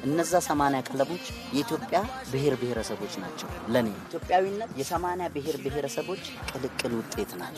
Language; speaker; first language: Amharic; non-native, local second language; Oromo